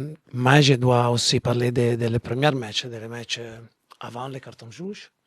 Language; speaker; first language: French; non-native, learner; Italian